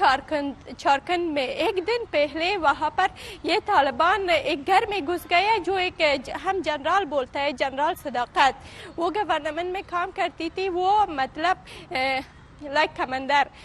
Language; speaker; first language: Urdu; non-native, learner; Pashto